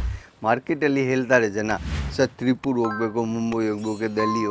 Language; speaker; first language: Kannada; non-native, local second language; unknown